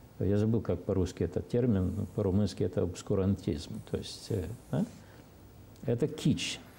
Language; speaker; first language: Russian; non-native, local second language; Romanian